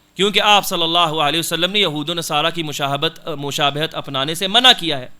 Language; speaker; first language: Urdu; non-native, local second language; Punjabi